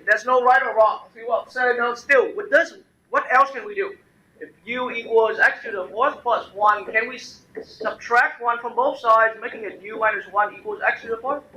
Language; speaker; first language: English; non-native, fluent; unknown